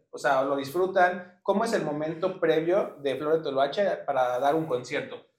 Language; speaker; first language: Spanish; native; Spanish